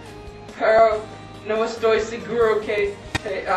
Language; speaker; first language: Spanish; non-native, learner; English